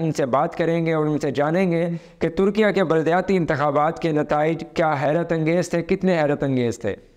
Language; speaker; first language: Urdu; native; Urdu